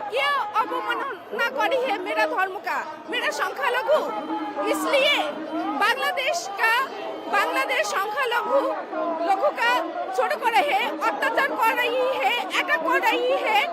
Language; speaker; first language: Hindi; non-native, learner; Bangla